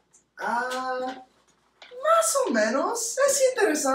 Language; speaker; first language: Spanish; non-native, learner; English